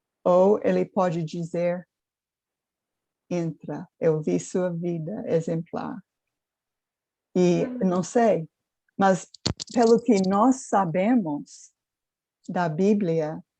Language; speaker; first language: Portuguese; non-native, fluent; English